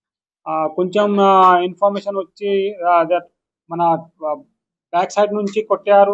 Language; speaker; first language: Telugu; non-native, local second language; Urdu